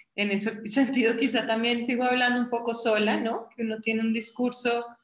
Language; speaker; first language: Spanish; native; Spanish